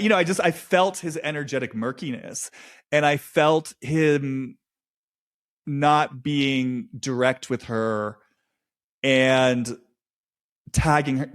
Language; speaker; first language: English; native; English